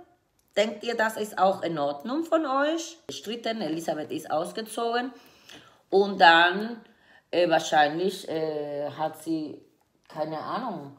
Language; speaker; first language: German; non-native, fluent; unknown